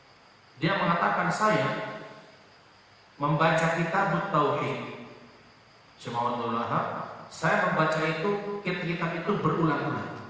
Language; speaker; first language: Indonesian; native; Indonesian